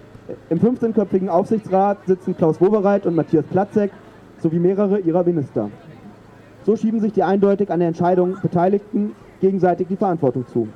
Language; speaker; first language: German; native; German